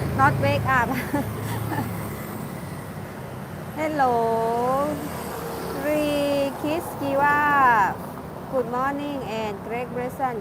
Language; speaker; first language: English; non-native, learner; Thai